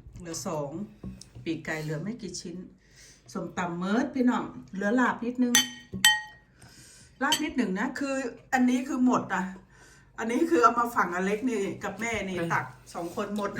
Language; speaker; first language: Thai; native; Thai